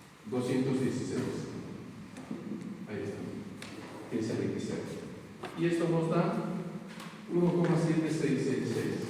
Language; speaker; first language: Spanish; native; Spanish